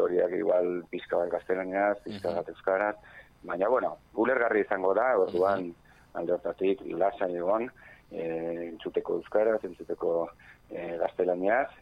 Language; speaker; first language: Basque; non-native, local second language; Spanish